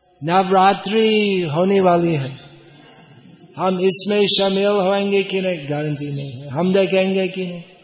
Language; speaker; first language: Hindi; non-native, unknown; English